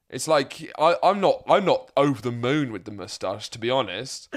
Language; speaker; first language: English; native; English